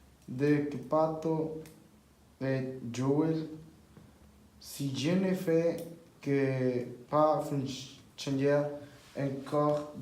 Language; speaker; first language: French; non-native, learner; Spanish